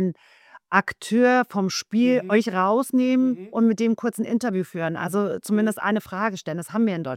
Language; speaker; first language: German; native; German